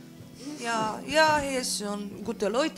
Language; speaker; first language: German; non-native, learner; Czech